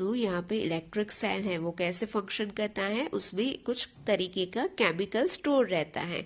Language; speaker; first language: Hindi; non-native, local second language; Gujarati